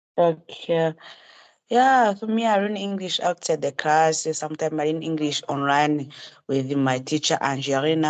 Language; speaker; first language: English; non-native, learner; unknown